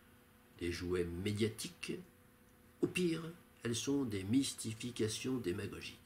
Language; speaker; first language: French; native; French